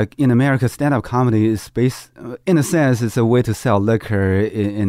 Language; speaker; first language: English; non-native, fluent; Chinese